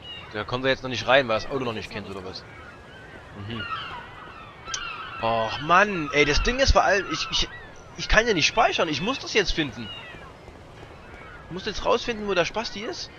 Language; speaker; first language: German; native; German